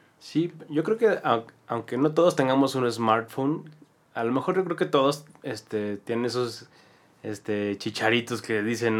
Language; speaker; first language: Spanish; native; Spanish